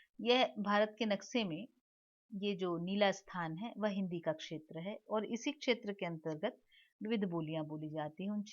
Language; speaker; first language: Hindi; native; Hindi